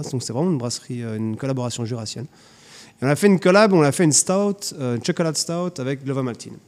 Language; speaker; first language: French; native; French